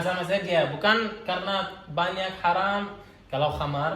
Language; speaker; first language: Indonesian; non-native, learner; Arabic